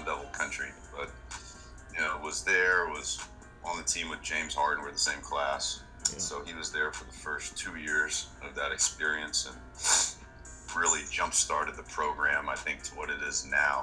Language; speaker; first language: English; native; English